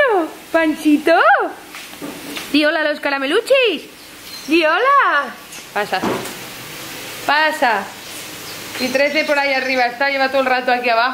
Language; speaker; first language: Spanish; native; Spanish